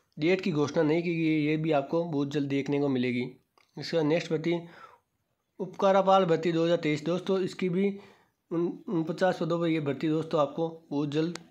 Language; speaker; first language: Hindi; native; Hindi